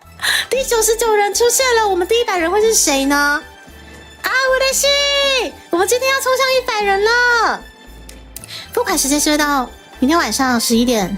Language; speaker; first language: Chinese; native; Chinese